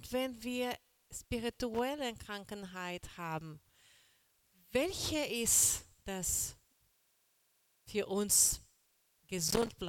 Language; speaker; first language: German; non-native, learner; Portuguese